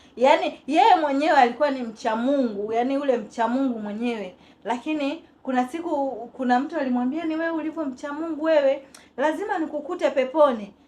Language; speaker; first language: Swahili; native; Swahili